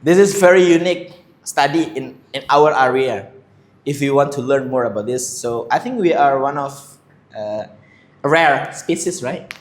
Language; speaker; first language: English; non-native, fluent; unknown